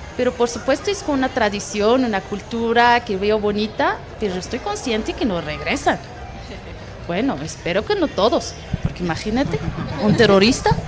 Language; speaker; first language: Spanish; non-native, fluent; Arabic